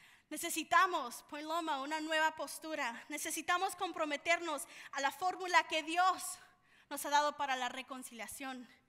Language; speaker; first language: Spanish; early bilingual, heritage; Spanish